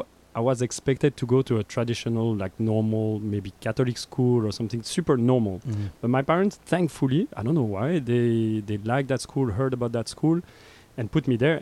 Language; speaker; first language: English; non-native, fluent; French